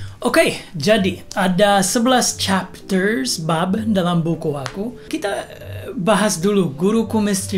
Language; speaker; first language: Indonesian; non-native, fluent; English